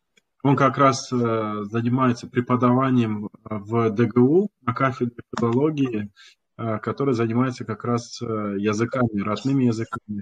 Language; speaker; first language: Russian; non-native, local second language; Kumyk